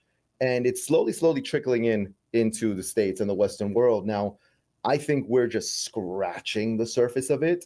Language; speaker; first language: English; native; English